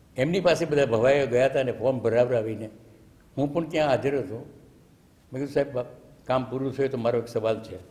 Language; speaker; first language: Gujarati; native; Gujarati